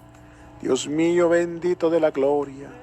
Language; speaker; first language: Spanish; native; Spanish